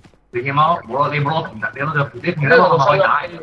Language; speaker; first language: Chinese; native; Chinese